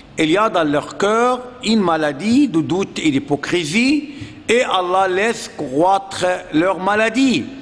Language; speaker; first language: French; non-native, fluent; Arabic